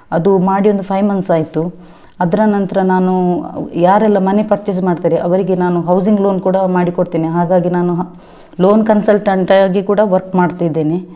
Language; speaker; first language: Kannada; non-native, local second language; Tulu